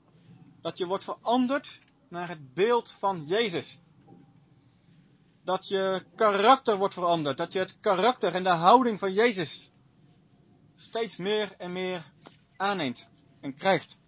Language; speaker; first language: Dutch; native; Dutch